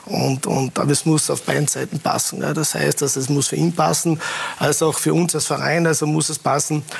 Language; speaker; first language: German; native; German